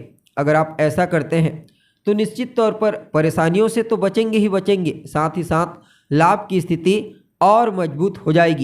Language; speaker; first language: Hindi; native; Hindi